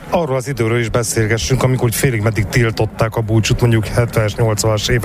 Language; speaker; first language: Hungarian; native; Hungarian